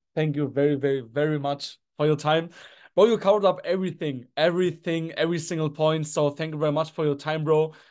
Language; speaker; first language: English; non-native, fluent; German